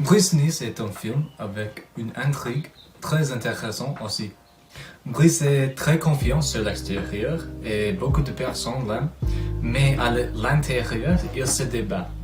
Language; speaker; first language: French; non-native, fluent; English